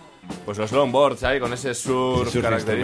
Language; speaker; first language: Spanish; native; Spanish